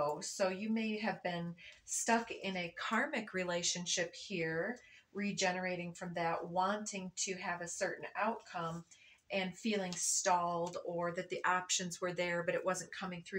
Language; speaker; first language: English; native; English